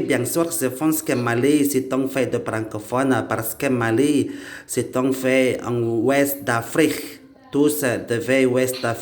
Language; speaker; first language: French; non-native, learner; Indonesian